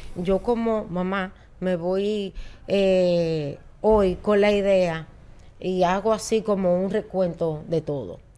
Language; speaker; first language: Spanish; native; Spanish